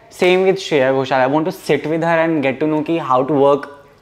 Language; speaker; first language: English; non-native, local second language; Haryanvi